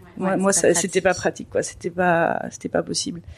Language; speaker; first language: French; native; French